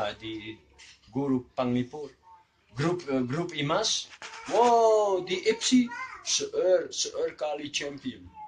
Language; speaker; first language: Sundanese; non-native, learner; Dutch